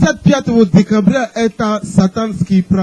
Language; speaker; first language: Russian; non-native, fluent; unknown